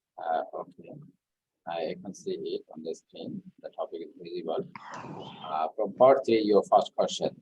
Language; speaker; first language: English; non-native, fluent; Bangla